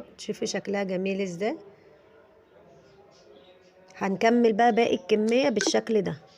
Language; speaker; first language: Arabic; native; Arabic